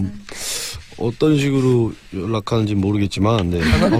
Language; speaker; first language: Korean; native; Korean